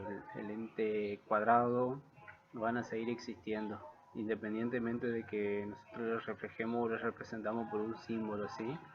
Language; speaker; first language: Spanish; native; Spanish